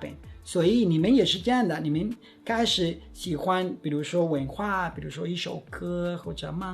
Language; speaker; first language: Chinese; non-native, fluent; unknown